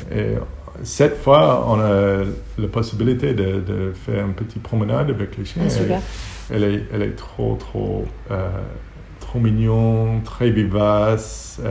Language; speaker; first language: French; non-native, learner; Hebrew